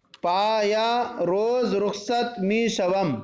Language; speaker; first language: Persian; non-native, fluent; Urdu